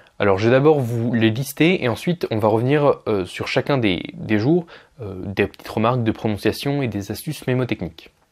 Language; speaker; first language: French; native; French